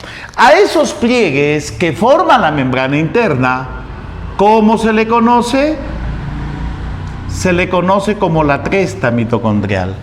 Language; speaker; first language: Spanish; native; Spanish